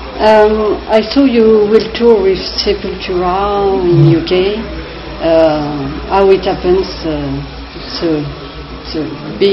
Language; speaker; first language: English; non-native, learner; French